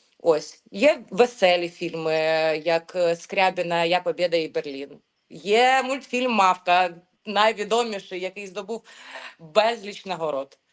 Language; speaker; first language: Ukrainian; non-native, local second language; Russian